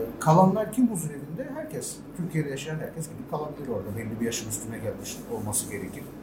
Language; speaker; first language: Turkish; non-native, local second language; Armenian